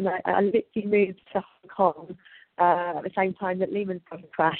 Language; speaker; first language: English; native; English